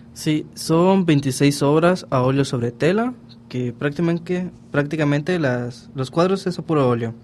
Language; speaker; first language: Spanish; native; Spanish